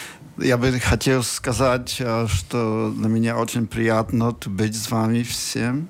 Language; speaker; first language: Russian; non-native, learner; Polish